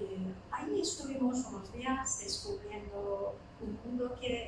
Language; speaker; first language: Spanish; non-native, fluent; Turkish